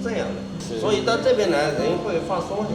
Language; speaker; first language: Chinese; native; Chinese